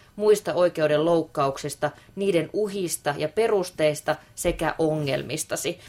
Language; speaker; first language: Finnish; native; Finnish